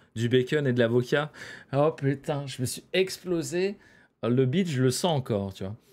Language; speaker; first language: French; native; French